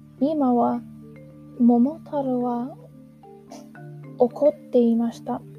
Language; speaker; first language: Japanese; non-native, learner; English